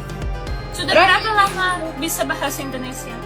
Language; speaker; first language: Indonesian; non-native, learner; Russian